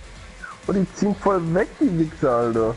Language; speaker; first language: German; native; German